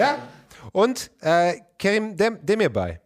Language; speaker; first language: German; native; German